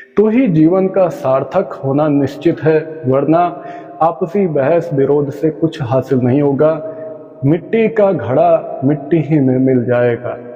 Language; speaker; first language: Hindi; non-native, local second language; Punjabi